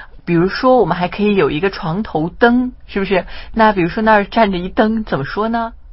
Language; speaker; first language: Chinese; native; Chinese